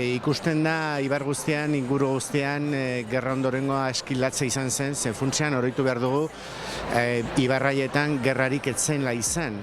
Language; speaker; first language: Basque; non-native, local second language; Spanish